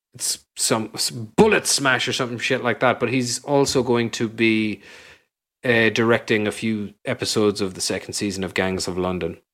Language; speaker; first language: English; native; English